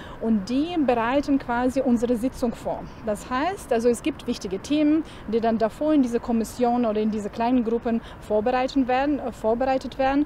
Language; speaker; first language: German; non-native, fluent; Ukrainian